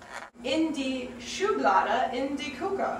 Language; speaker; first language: German; non-native, learner; English